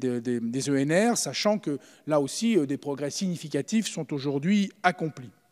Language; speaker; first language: French; native; French